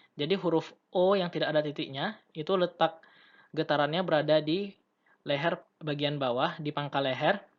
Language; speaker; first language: Indonesian; native; Indonesian